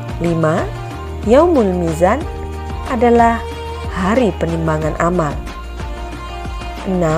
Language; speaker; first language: Indonesian; native; Indonesian